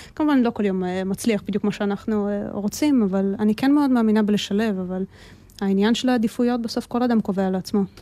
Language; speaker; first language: Hebrew; early bilingual, other home language; Russian